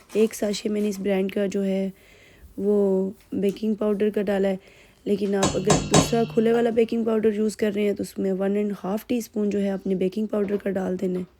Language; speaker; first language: Urdu; non-native, local second language; Punjabi